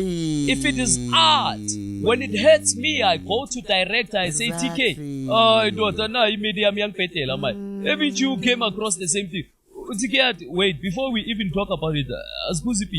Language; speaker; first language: English; non-native, local second language; Zulu